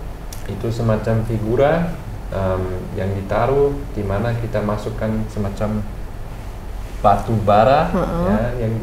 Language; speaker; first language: Indonesian; non-native, fluent; German